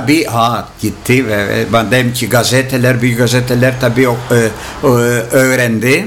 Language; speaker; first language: Turkish; non-native, local second language; Greek